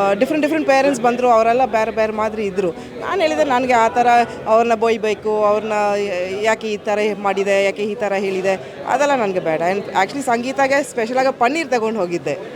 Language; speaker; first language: Kannada; non-native, fluent; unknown